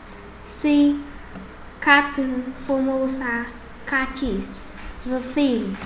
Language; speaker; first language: English; non-native, learner; Vietnamese